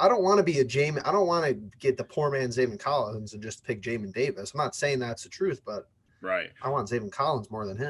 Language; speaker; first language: English; native; English